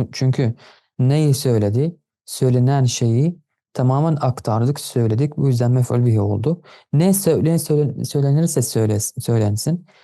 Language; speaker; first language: Turkish; non-native, fluent; Arabic